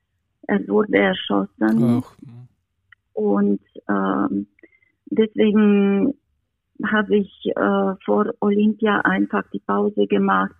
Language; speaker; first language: German; non-native, fluent; Romanian